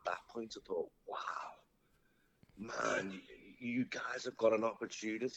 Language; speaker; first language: English; native; English